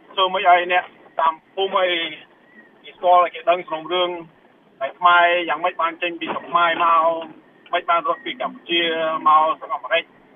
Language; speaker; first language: Khmer; early bilingual, heritage; Khmer